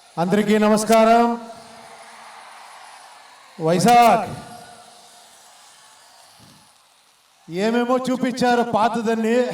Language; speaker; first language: Telugu; non-native, fluent; Kannada